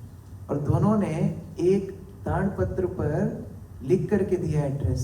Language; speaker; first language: Hindi; non-native, local second language; Bangla